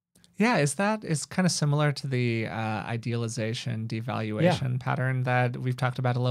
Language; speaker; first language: English; native; English